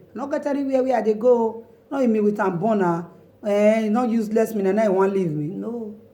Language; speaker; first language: Nigerian Pidgin; non-native, local second language; Bini